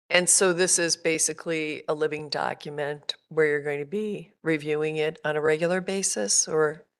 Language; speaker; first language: English; native; English